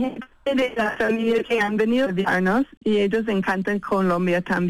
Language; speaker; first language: Spanish; non-native, fluent; English